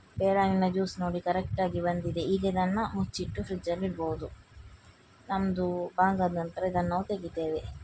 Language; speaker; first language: Kannada; non-native, local second language; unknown